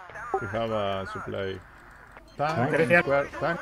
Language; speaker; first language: English; non-native, learner; Spanish